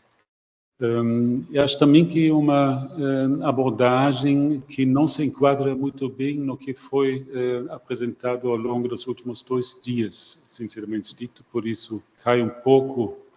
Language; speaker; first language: Portuguese; non-native, fluent; German